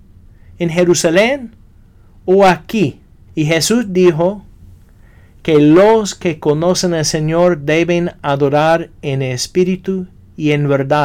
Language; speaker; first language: Spanish; non-native, fluent; English